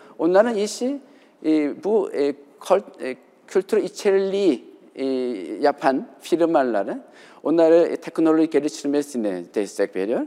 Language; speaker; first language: Turkish; non-native, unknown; Korean